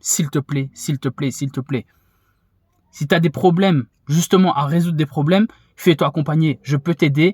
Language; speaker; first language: French; native; French